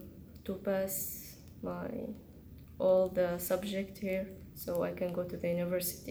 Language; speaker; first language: English; non-native, learner; Arabic